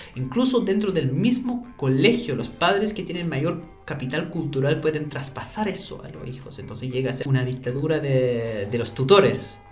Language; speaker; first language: Spanish; non-native, fluent; English